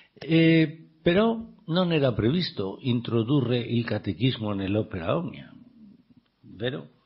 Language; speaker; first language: Italian; non-native, fluent; Spanish